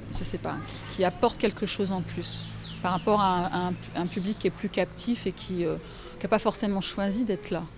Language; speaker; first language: French; native; French